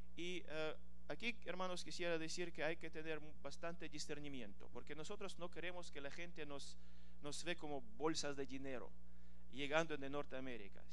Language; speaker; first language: Spanish; non-native, fluent; Ukrainian